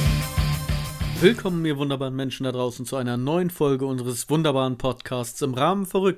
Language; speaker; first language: German; native; German